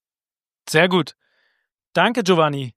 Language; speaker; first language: German; native; German